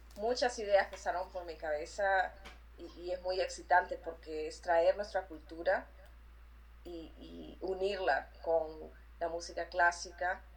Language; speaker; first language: Spanish; native; Spanish